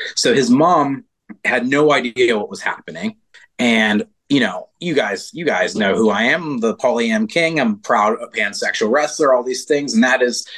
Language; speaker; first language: English; native; English